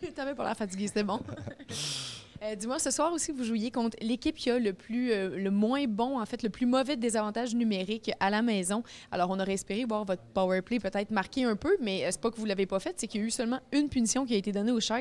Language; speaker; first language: French; native; French